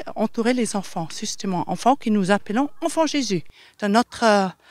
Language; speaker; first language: French; non-native, fluent; German